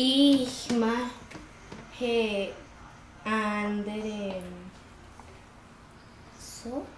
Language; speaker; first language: German; early bilingual, heritage; German